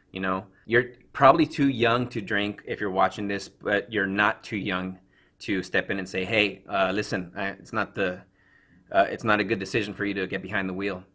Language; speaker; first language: English; native; English